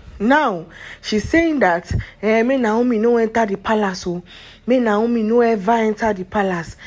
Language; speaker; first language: Nigerian Pidgin; non-native, local second language; Yoruba